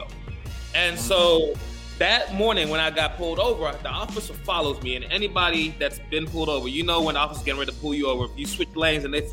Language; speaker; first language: English; native; English